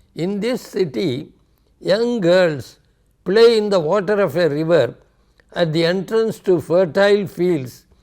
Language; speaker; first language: English; non-native, local second language; Tamil